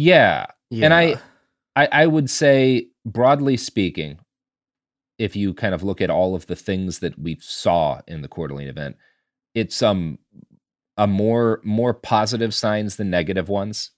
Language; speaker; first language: English; native; English